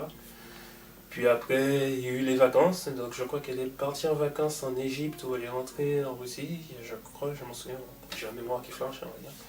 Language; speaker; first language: French; native; French